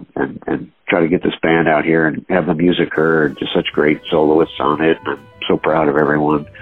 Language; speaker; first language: English; native; English